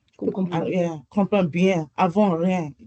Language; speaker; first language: French; non-native, learner; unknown